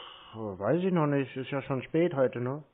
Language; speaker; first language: German; native; German